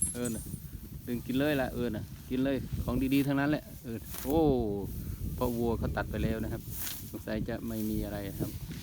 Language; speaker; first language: Thai; non-native, local second language; Northern Khmer